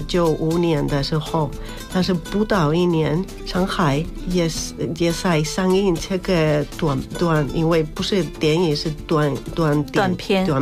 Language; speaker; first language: Chinese; non-native, learner; Spanish